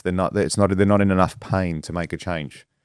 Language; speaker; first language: English; native; English